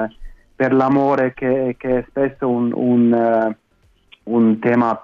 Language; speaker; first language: Italian; non-native, fluent; German